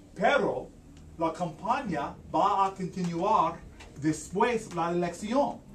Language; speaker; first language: Spanish; non-native, learner; English